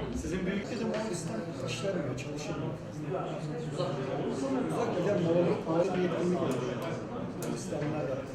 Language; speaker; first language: Turkish; non-native, learner; Uzbek